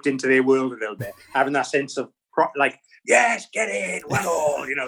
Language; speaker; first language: English; native; English